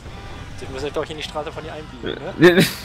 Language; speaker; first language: German; native; German